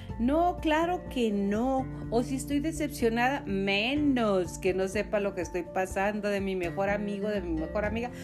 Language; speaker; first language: Spanish; native; Spanish